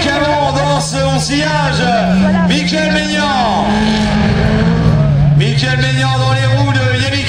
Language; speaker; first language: French; native; French